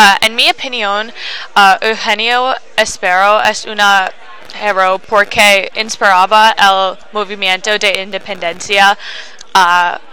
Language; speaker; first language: Spanish; non-native, learner; English